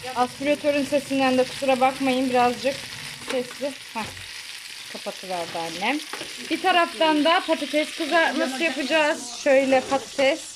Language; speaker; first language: Turkish; early bilingual, heritage; Turkish